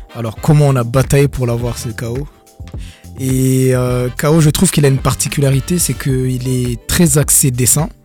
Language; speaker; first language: French; non-native, local second language; Kinyarwanda